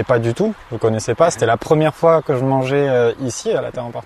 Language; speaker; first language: French; native; French